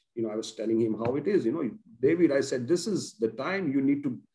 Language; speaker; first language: English; non-native, local second language; Konkani